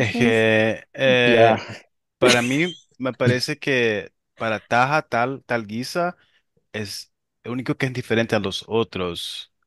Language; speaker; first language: Spanish; non-native, local second language; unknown